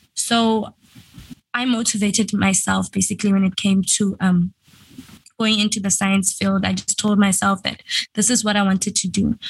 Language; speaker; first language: English; non-native, local second language; Venda